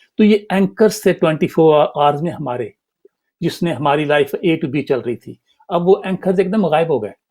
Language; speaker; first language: Urdu; native; Urdu